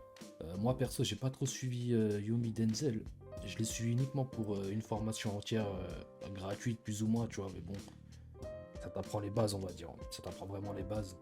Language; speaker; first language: French; native; French